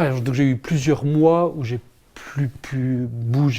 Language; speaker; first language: French; native; French